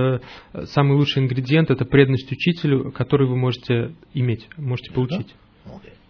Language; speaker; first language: Russian; native; Russian